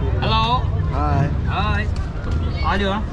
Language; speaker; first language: English; non-native, learner; Turkish